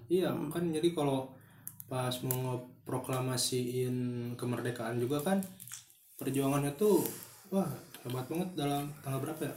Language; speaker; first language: Indonesian; native; Indonesian